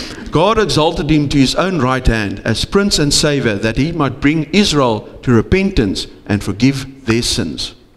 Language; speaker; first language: English; non-native, local second language; Afrikaans